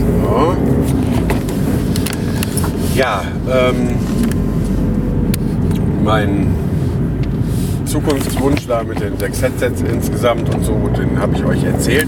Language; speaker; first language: German; native; German